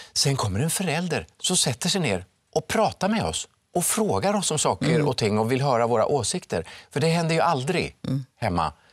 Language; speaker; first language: Swedish; early bilingual, other home language; Finnish